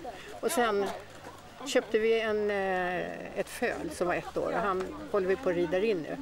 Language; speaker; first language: Swedish; native; Swedish